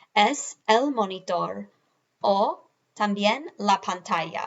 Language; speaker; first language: Spanish; non-native, fluent; English